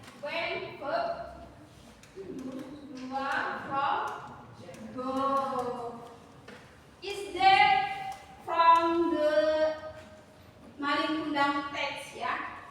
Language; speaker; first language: English; non-native, learner; Indonesian